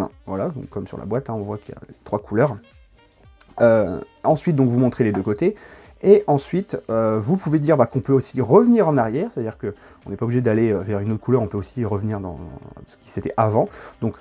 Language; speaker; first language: French; native; French